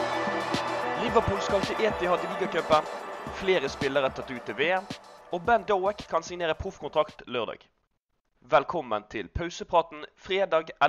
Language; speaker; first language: Norwegian; native; Norwegian